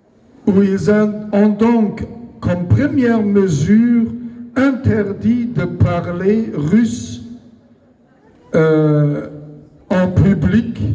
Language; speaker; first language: French; non-native, local second language; Luxembourgish